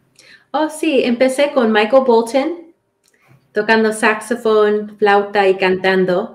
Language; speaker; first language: Spanish; early bilingual, heritage; Spanish